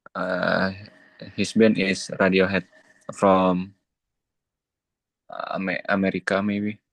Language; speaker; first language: English; non-native, learner; Indonesian